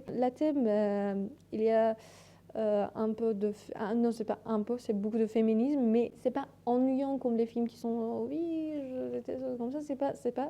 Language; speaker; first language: French; non-native, learner; Persian